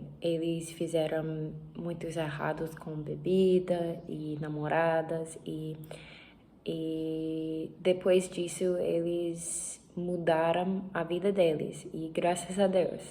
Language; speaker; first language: Portuguese; non-native, learner; English